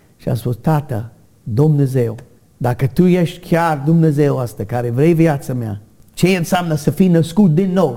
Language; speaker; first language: Romanian; non-native, learner; English